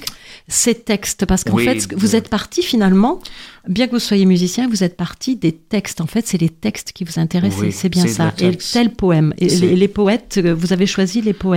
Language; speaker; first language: French; native; French